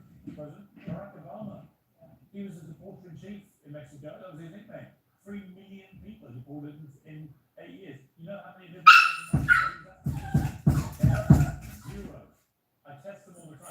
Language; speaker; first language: English; native; English